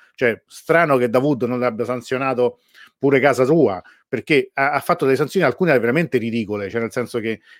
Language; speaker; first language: Italian; native; Italian